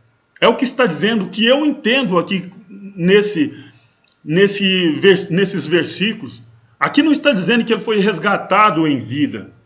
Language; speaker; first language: Portuguese; native; Portuguese